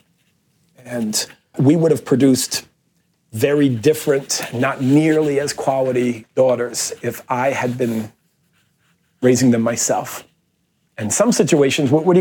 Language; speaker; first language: English; native; English